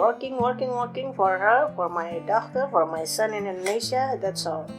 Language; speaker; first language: English; non-native, learner; Indonesian